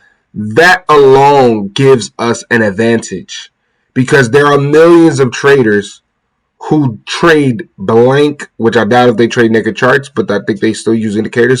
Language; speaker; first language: English; native; English